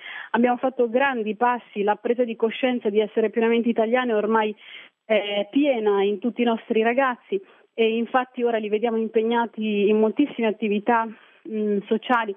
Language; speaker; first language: Italian; early bilingual, other home language; Arabic